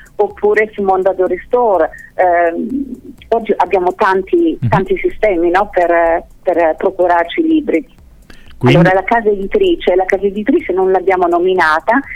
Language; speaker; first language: Italian; native; Italian